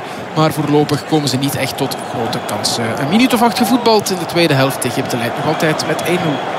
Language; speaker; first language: Dutch; native; Dutch